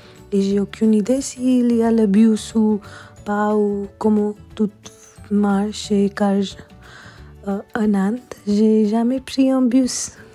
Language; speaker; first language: French; non-native, learner; Hindi